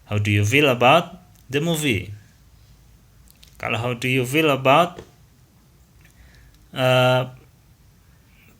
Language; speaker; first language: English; non-native, fluent; Indonesian